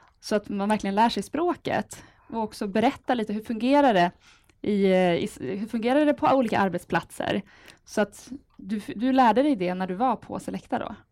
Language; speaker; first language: Swedish; native; Swedish